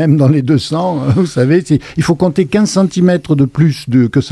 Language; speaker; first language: French; native; French